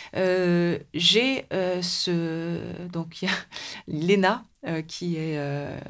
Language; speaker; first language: French; native; French